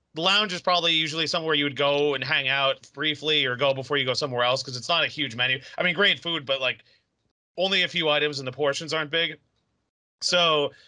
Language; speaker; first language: English; native; English